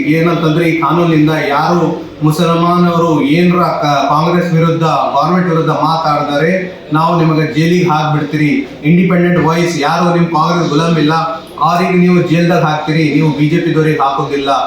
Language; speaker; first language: Kannada; non-native, local second language; Urdu